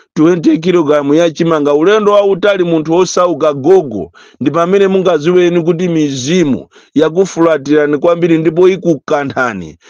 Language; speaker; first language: Nyanja; native; Nyanja